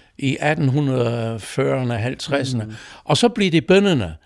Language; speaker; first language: Danish; non-native, fluent; English